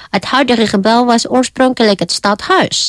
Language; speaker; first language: Dutch; non-native, fluent; Indonesian